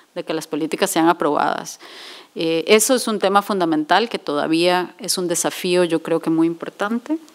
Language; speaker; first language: Spanish; native; Spanish